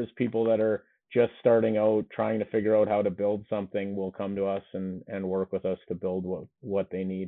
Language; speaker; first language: English; native; English